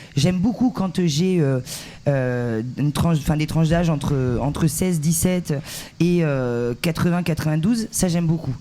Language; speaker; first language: French; native; French